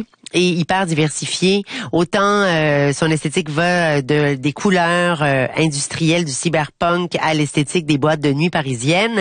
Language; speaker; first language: French; native; French